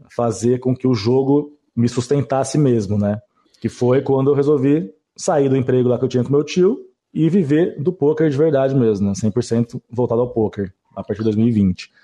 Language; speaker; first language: Portuguese; native; Portuguese